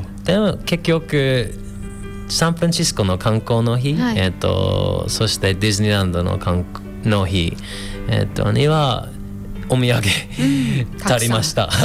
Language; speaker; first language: Japanese; non-native, fluent; English